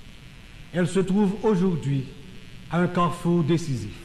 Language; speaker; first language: French; non-native, local second language; Haitian Creole